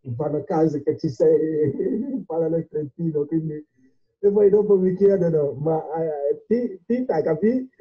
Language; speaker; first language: Italian; non-native, fluent; Akan